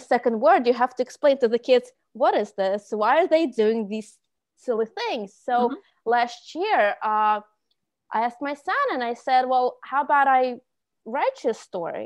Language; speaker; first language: English; non-native, fluent; Russian